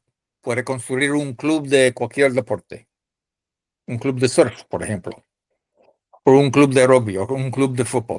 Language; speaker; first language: Spanish; non-native, fluent; English